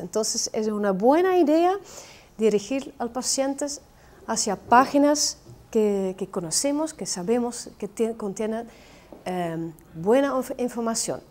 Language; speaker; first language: Spanish; non-native, fluent; Dutch